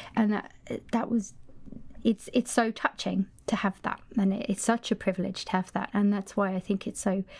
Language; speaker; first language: English; native; English